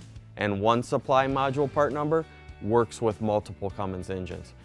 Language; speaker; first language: English; native; English